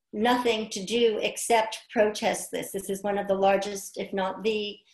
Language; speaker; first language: English; native; English